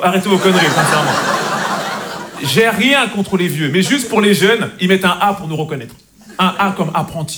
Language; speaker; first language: French; native; French